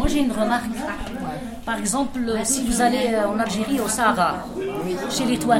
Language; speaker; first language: French; non-native, local second language; Arabic